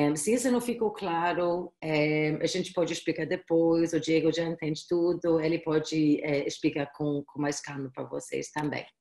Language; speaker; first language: Portuguese; non-native, fluent; English